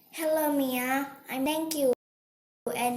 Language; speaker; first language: English; non-native, learner; Indonesian